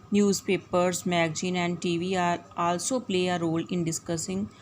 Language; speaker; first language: English; non-native, local second language; Punjabi